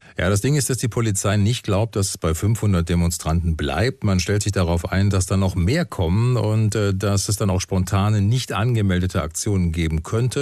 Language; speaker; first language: German; native; German